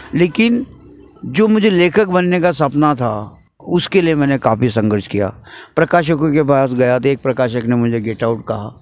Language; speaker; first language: Hindi; non-native, local second language; Marathi